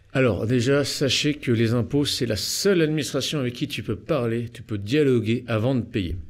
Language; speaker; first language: French; native; French